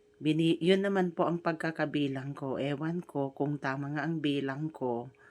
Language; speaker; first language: Filipino; native; Filipino